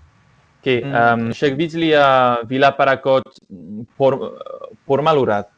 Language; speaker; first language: Georgian; non-native, learner; English